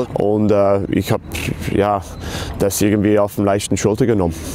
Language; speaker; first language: German; non-native, fluent; English